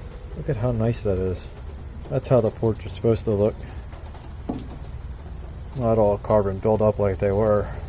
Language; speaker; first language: English; native; English